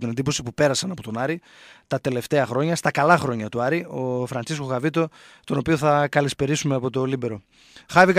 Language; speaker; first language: Greek; native; Greek